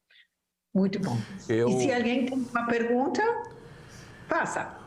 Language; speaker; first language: Portuguese; non-native, fluent; German